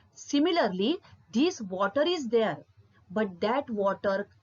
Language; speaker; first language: English; non-native, local second language; Marathi